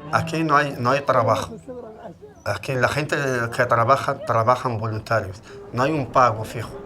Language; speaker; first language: Spanish; non-native, fluent; Arabic